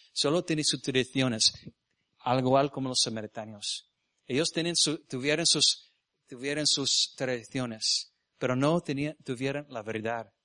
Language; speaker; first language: Spanish; early bilingual, heritage; Spanish